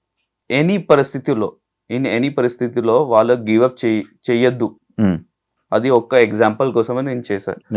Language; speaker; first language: Telugu; non-native, learner; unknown